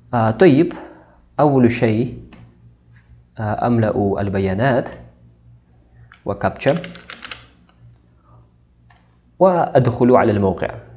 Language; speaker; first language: Arabic; non-native, fluent; Kazakh